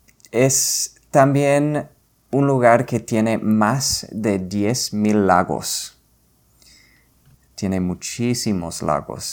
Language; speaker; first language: Spanish; non-native, fluent; English